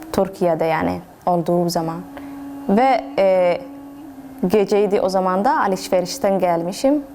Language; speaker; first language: Turkish; non-native, fluent; Somali